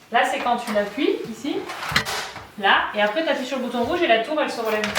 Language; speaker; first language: French; native; French